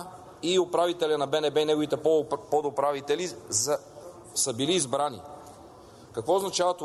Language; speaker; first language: Bulgarian; native; Bulgarian